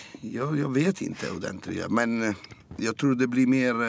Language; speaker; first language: Swedish; non-native, fluent; Italian